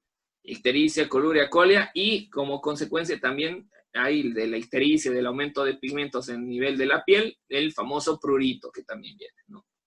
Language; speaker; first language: Spanish; native; Spanish